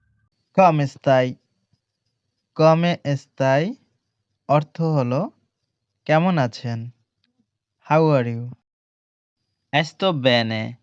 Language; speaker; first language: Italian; non-native, learner; Bangla